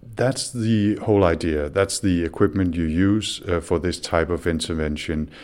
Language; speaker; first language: English; non-native, fluent; Danish